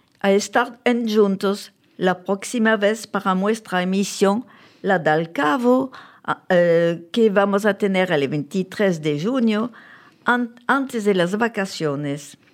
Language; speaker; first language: Spanish; early bilingual, heritage; French